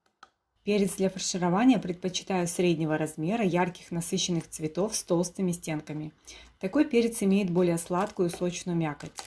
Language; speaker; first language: Russian; native; Russian